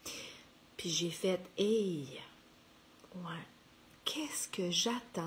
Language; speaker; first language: French; native; French